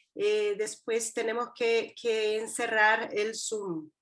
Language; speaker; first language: Spanish; non-native, fluent; Portuguese